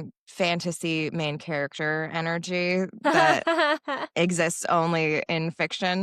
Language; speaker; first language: English; native; English